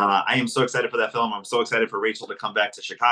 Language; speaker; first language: English; native; English